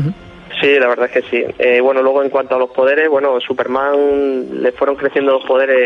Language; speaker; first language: Spanish; native; Spanish